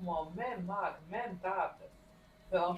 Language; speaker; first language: French; non-native, learner; Chinese